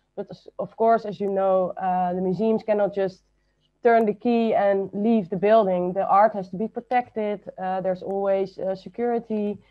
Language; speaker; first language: English; non-native, fluent; Dutch